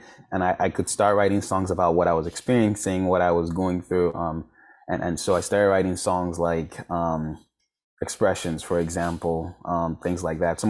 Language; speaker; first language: English; non-native, local second language; Yoruba